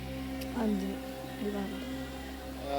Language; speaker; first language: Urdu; non-native, local second language; Punjabi